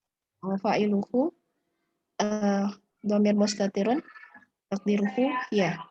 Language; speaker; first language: Arabic; non-native, learner; Indonesian